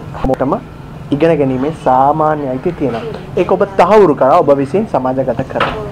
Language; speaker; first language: Sinhala; native; Sinhala